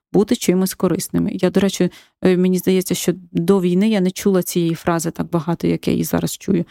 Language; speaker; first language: Ukrainian; native; Ukrainian